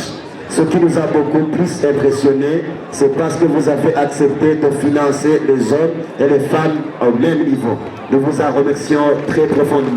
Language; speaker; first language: French; non-native, local second language; Rundi